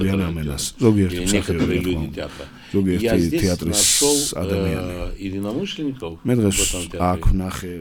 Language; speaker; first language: Russian; non-native, fluent; Romanian